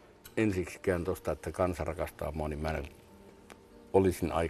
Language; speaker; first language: Finnish; native; Finnish